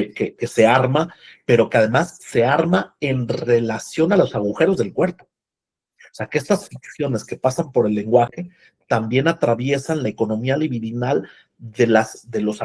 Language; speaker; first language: Spanish; native; Spanish